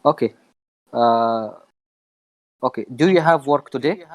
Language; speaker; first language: English; non-native, learner; Arabic